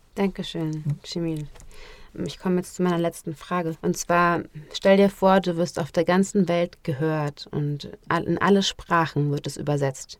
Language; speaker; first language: German; native; German